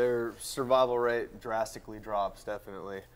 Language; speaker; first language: English; native; English